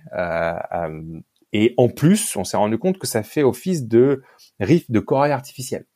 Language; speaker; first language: French; native; French